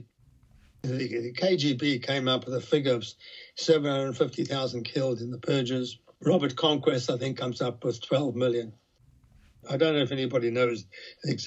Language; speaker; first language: English; native; English